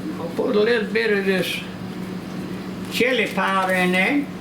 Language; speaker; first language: English; native; English